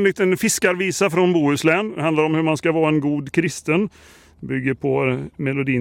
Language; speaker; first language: Swedish; native; Swedish